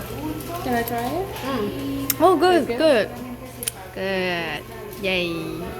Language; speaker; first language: English; non-native, learner; Korean